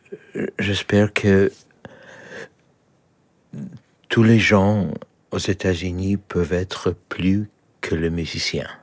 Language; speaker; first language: French; non-native, learner; Polish